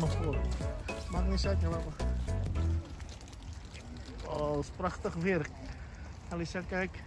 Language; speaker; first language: Dutch; non-native, fluent; Indonesian